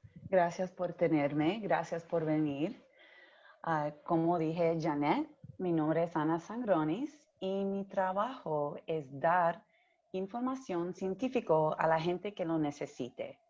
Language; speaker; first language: Spanish; early bilingual, heritage; English